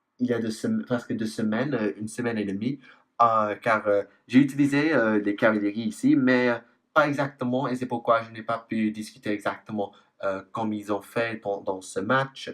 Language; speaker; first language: French; non-native, fluent; English